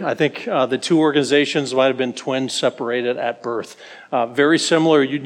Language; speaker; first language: English; native; English